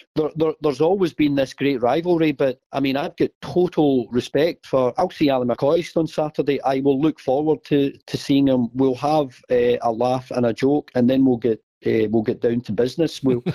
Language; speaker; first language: English; native; English